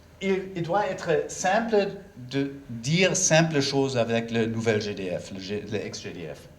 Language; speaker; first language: French; non-native, learner; German